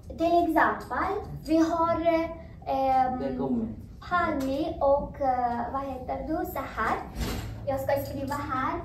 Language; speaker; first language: Swedish; non-native, fluent; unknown